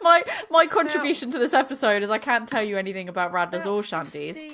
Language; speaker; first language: English; native; English